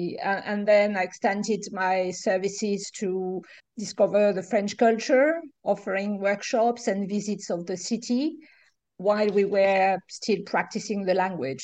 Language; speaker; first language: English; non-native, fluent; French